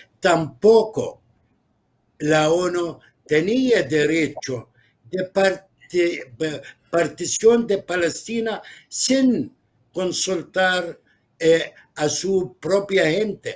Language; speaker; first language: Spanish; non-native, fluent; Arabic